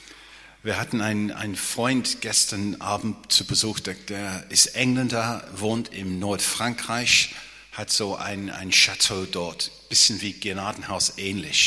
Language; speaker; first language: German; non-native, fluent; English